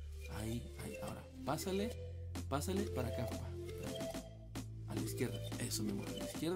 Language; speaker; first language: Spanish; native; Spanish